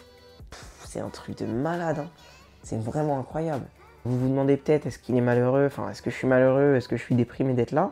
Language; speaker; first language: French; native; French